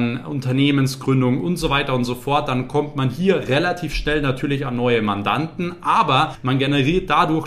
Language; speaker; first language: German; native; German